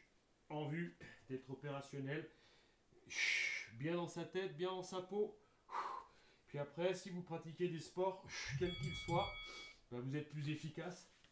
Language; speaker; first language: French; native; French